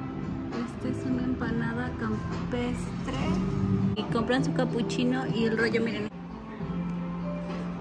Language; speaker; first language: Spanish; native; Spanish